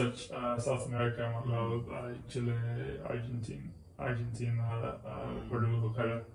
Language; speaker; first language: Hindi; non-native, learner; English